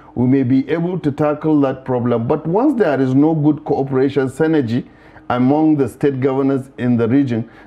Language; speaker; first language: English; non-native, local second language; Hausa